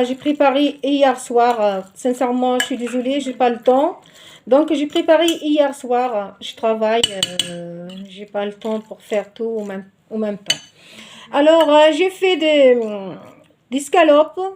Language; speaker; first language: French; non-native, local second language; Arabic